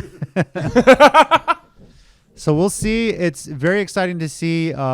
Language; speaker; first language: English; native; English